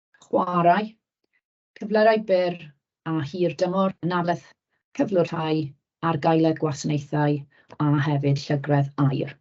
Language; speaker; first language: Welsh; native; Welsh